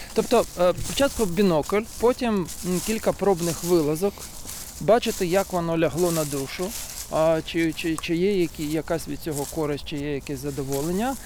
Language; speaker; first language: Ukrainian; native; Ukrainian